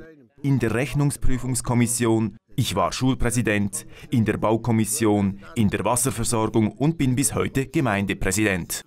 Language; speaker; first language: German; native; German